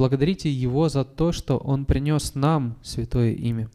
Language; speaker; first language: Russian; native; Russian